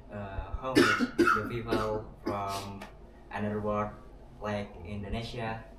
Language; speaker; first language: English; non-native, learner; Indonesian